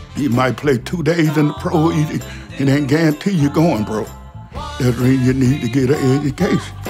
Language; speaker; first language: English; native; English